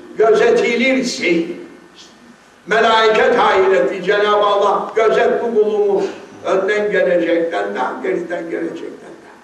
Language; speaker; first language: Turkish; native; Turkish